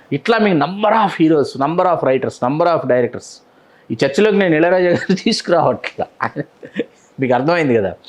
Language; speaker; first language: Telugu; native; Telugu